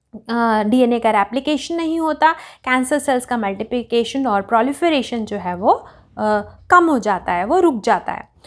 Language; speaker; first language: Hindi; native; Hindi